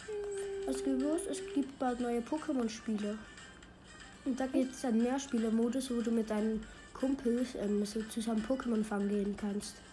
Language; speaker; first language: German; native; German